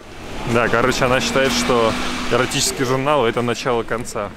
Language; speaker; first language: Russian; native; Russian